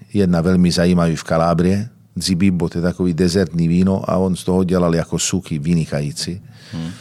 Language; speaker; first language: Czech; non-native, fluent; Italian